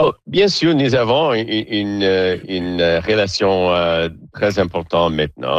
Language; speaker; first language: French; non-native, learner; English